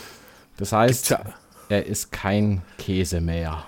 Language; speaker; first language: German; native; German